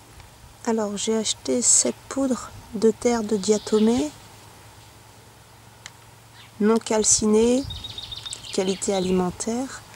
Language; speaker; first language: French; native; French